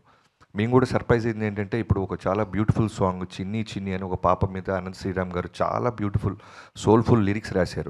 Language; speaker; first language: Telugu; native; Telugu